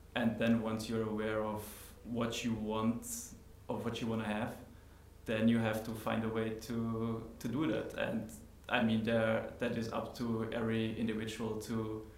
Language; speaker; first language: English; non-native, fluent; German